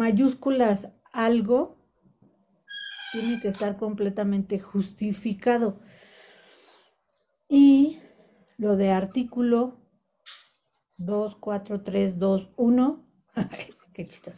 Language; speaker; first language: Spanish; native; Spanish